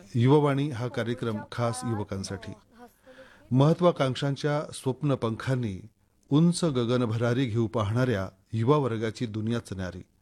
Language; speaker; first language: Marathi; native; Marathi